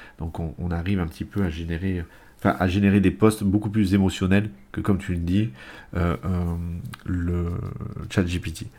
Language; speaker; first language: French; native; French